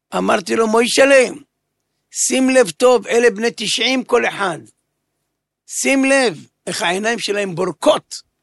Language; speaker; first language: Hebrew; native; Hebrew